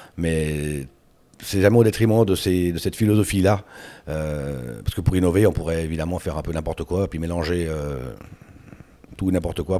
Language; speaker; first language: French; native; French